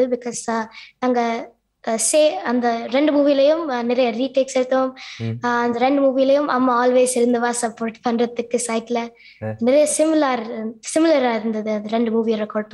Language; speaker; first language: Tamil; early bilingual, heritage; Tamil